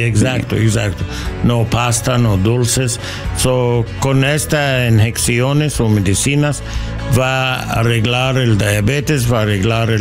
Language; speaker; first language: Spanish; non-native, learner; English